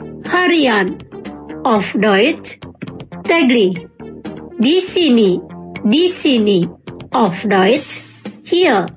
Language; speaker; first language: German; non-native, fluent; Indonesian